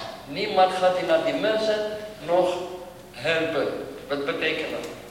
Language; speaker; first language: Dutch; non-native, learner; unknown